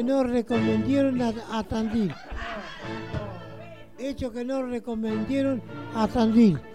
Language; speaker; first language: Spanish; native; Spanish